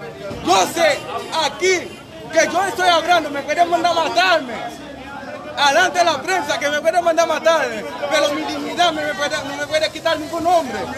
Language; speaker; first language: Spanish; non-native, learner; Haitian Creole